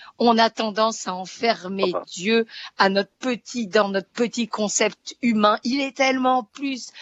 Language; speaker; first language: French; native; French